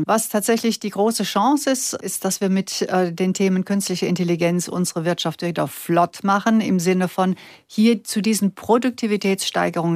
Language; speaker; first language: German; native; German